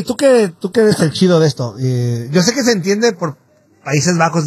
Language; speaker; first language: Spanish; native; Spanish